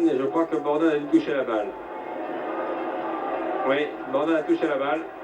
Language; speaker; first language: French; native; French